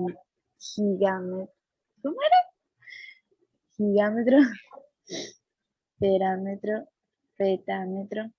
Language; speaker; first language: Spanish; native; Spanish